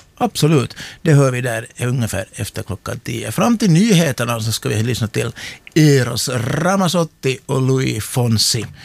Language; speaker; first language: Swedish; native; Swedish